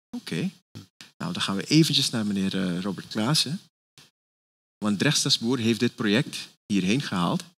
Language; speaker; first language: Dutch; native; Dutch